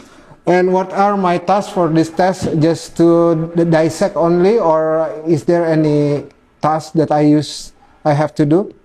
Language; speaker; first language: English; non-native, local second language; Indonesian